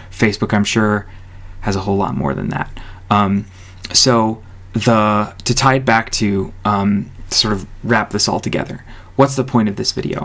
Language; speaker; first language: English; native; English